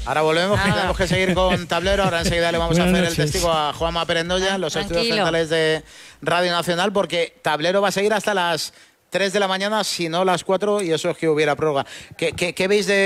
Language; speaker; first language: Spanish; native; Spanish